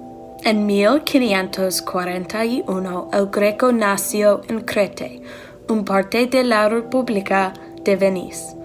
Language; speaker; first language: Spanish; non-native, learner; English